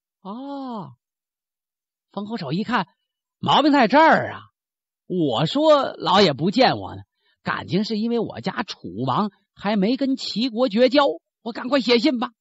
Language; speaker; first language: Chinese; native; Chinese